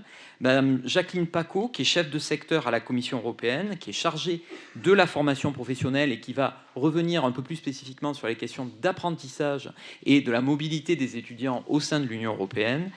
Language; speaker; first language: French; native; French